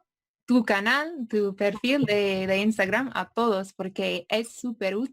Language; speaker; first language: Spanish; non-native, fluent; English